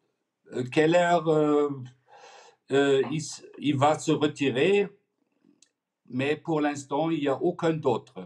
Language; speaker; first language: French; non-native, fluent; German